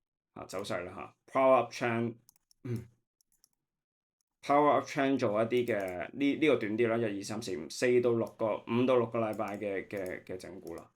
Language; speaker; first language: Cantonese; native; Cantonese